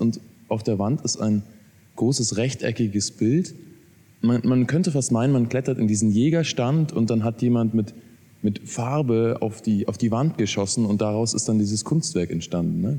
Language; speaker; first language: German; native; German